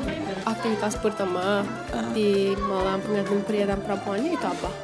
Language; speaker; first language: Indonesian; non-native, fluent; Turkish